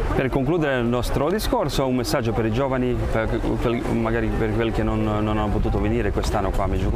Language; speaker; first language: Italian; non-native, fluent; Croatian